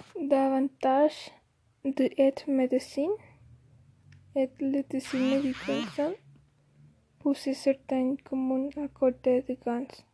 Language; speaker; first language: French; non-native, learner; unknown